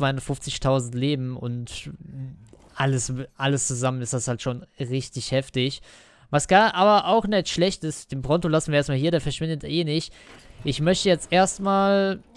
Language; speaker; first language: German; native; German